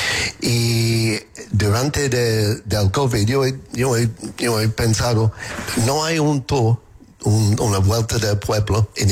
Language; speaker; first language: Spanish; non-native, learner; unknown